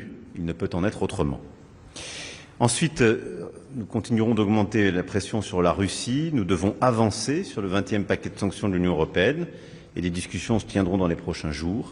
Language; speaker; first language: French; native; French